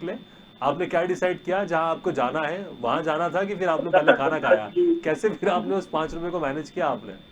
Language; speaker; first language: Hindi; native; Hindi